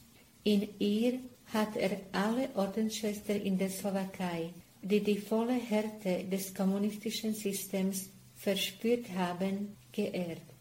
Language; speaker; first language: German; non-native, fluent; Slovak